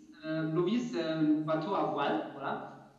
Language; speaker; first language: French; non-native, fluent; German